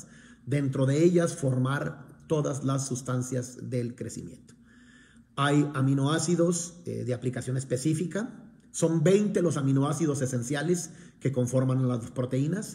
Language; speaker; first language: Spanish; native; Spanish